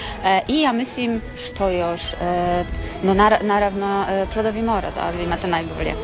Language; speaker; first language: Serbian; non-native, learner; Polish